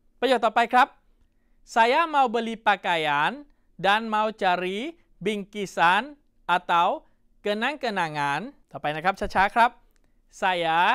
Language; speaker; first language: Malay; non-native, fluent; Thai